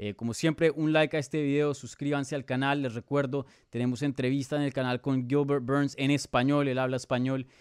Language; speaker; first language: Spanish; native; Spanish